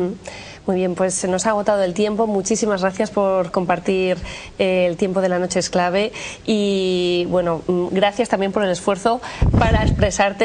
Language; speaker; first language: Spanish; native; Spanish